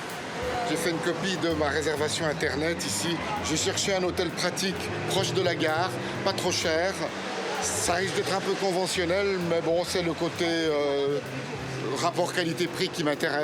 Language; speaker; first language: French; native; French